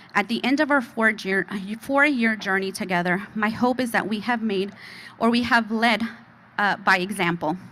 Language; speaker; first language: English; early bilingual, other home language; Spanish